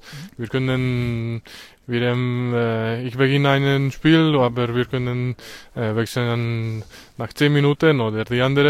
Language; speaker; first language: German; non-native, learner; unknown